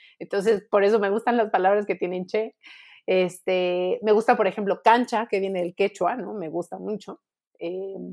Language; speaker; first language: Spanish; native; Spanish